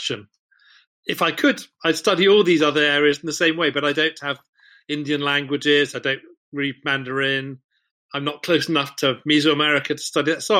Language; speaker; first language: English; native; English